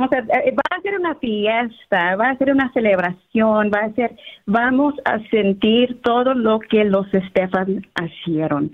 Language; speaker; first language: Spanish; early bilingual, heritage; Spanish